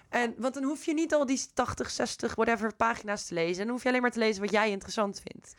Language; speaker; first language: Dutch; native; Dutch